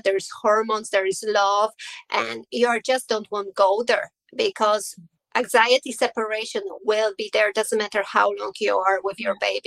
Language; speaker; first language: English; non-native, learner; Polish